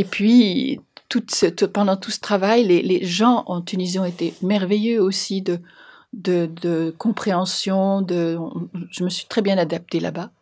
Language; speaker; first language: French; native; French